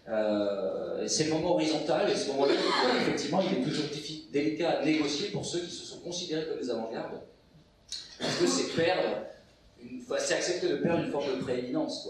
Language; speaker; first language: French; native; French